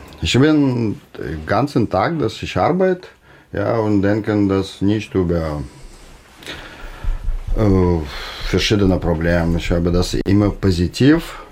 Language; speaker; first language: German; non-native, learner; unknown